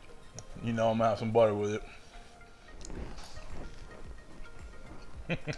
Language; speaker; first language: English; native; English